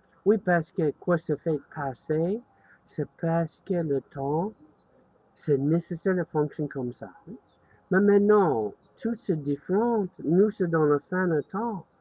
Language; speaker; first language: French; non-native, learner; English